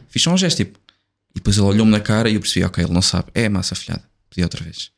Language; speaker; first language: Portuguese; native; Portuguese